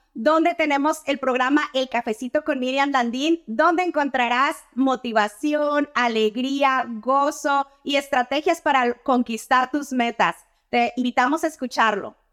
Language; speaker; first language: Spanish; native; Spanish